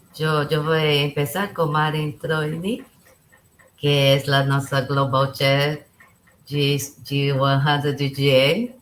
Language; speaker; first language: Spanish; non-native, local second language; Portuguese